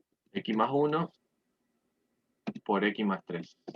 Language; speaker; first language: Spanish; native; Spanish